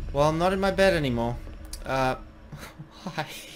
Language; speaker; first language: English; native; English